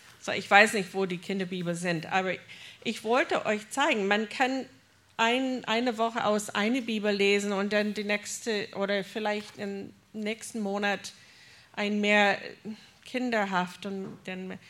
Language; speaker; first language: German; non-native, fluent; English